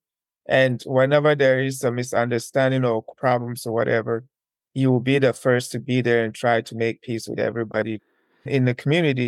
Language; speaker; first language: English; non-native, local second language; Akan